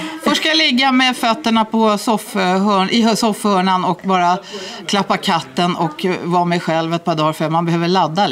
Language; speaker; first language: Swedish; native; Swedish